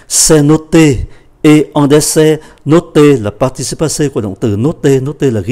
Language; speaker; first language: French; non-native, fluent; Vietnamese